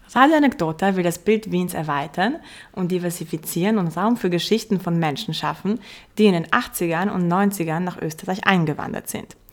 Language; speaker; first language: German; early bilingual, other home language; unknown